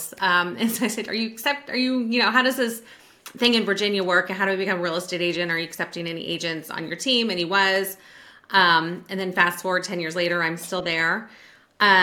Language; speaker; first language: English; native; English